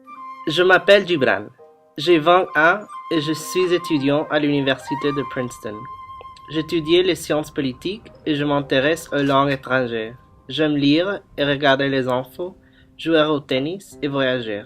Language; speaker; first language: French; non-native, learner; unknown